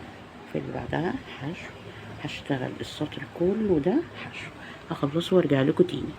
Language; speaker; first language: Arabic; native; Arabic